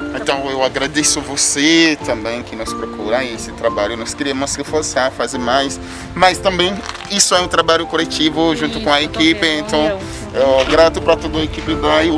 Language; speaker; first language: Portuguese; non-native, fluent; Haitian Creole